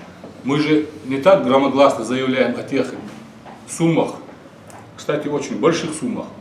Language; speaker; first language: Russian; non-native, local second language; Ingush